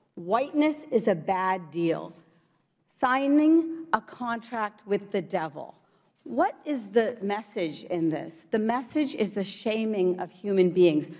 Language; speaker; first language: English; early bilingual, other home language; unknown